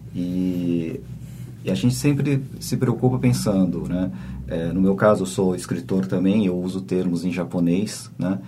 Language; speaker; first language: Portuguese; native; Portuguese